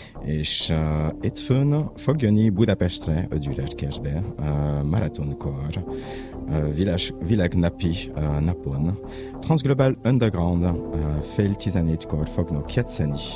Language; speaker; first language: Hungarian; non-native, learner; French